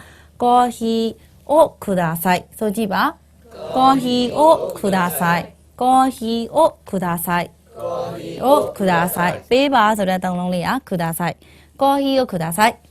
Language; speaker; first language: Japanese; non-native, fluent; Burmese